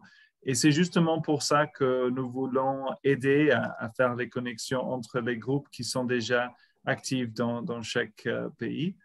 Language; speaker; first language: French; non-native, fluent; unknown